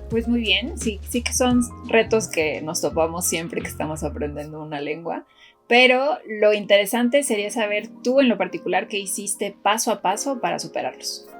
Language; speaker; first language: Spanish; native; Spanish